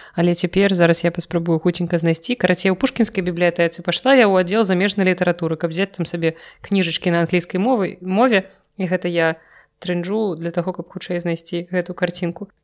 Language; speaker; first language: Belarusian; non-native, local second language; Russian